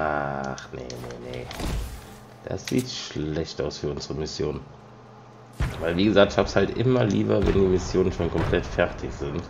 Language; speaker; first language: German; native; German